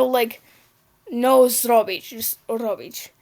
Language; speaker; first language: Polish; non-native, learner; English